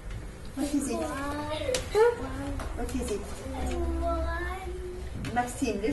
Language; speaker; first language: English; non-native, fluent; French